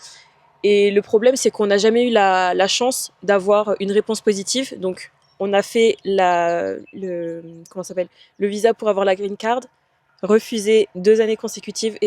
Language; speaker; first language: French; native; French